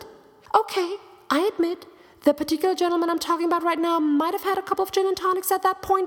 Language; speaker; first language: English; non-native, fluent; German